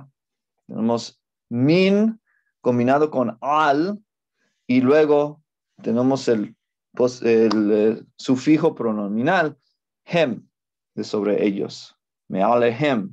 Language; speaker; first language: Spanish; non-native, fluent; English